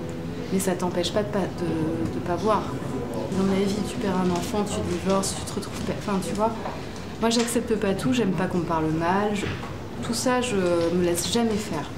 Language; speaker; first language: French; native; French